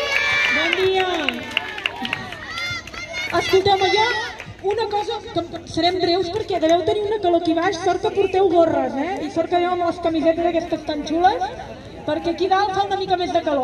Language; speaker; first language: Catalan; native; Catalan